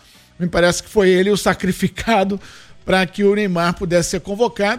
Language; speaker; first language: Portuguese; native; Portuguese